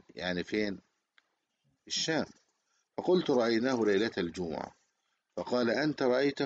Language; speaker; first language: Arabic; native; Arabic